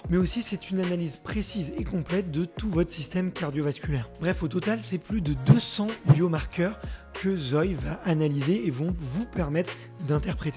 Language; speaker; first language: French; native; French